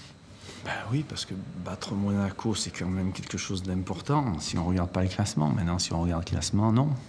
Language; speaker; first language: French; native; French